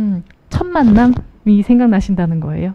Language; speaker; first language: Korean; native; Korean